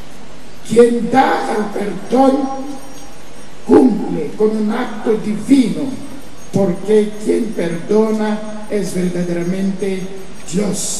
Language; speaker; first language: Spanish; non-native, fluent; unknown